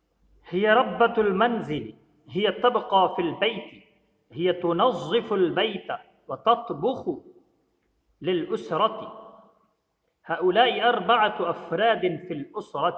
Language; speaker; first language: Arabic; non-native, fluent; Urdu